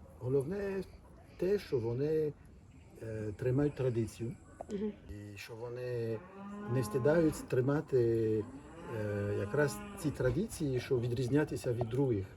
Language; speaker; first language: Ukrainian; non-native, fluent; French